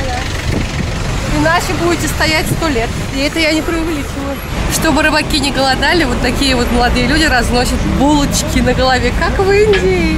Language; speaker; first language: Russian; native; Russian